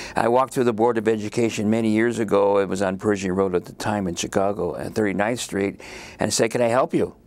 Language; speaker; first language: English; native; English